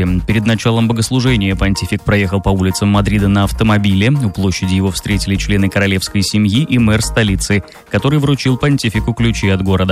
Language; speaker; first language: Russian; native; Russian